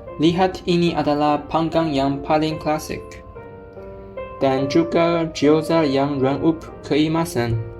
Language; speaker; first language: Malay; non-native, learner; Chinese